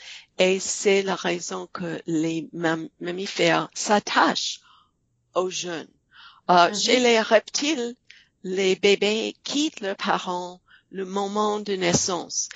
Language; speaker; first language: French; non-native, fluent; English